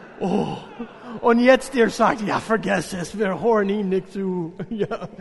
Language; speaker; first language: German; non-native, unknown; English